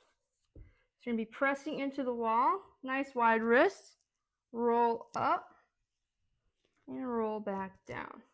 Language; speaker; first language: English; native; English